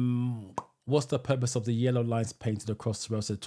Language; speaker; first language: English; native; English